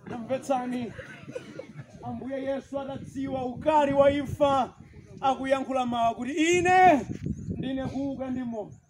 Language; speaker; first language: Nyanja; non-native, local second language; Tumbuka